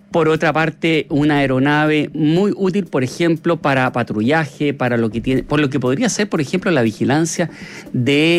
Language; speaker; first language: Spanish; native; Spanish